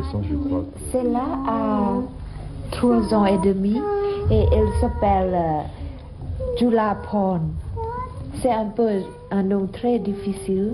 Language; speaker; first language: French; non-native, fluent; Thai